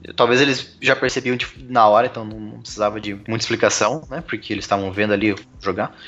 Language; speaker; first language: Portuguese; native; Portuguese